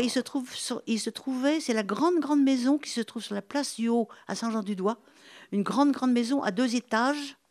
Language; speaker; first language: French; native; French